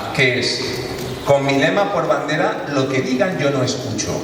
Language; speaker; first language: Spanish; non-native, local second language; Catalan